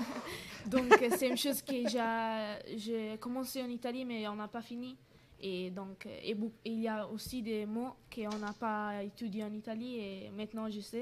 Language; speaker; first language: French; non-native, learner; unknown